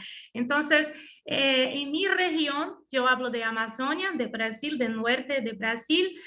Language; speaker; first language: Spanish; non-native, learner; Portuguese